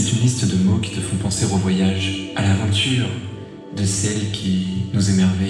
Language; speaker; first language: French; native; French